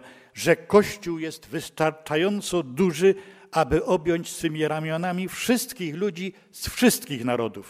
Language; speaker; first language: Polish; native; Polish